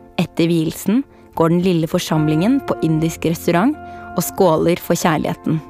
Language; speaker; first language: Norwegian; native; Norwegian